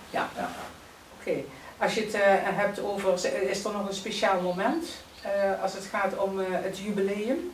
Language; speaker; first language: Dutch; native; Dutch